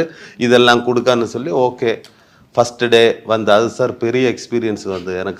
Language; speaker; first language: Tamil; non-native, learner; Malayalam